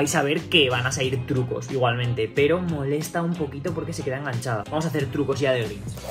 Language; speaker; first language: Spanish; native; Spanish